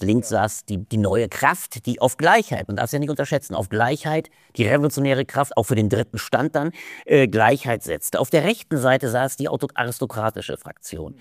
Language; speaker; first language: German; native; German